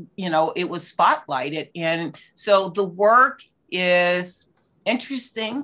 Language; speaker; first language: English; native; English